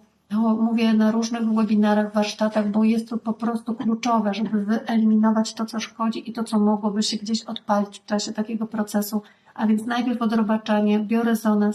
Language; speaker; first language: Polish; native; Polish